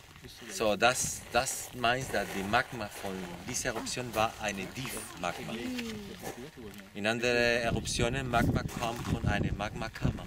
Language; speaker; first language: German; non-native, learner; Spanish